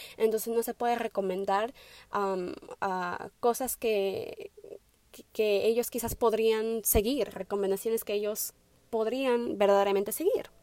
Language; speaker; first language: Spanish; early bilingual, heritage; Spanish